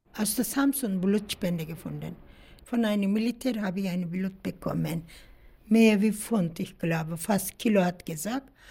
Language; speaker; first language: German; non-native, learner; Turkish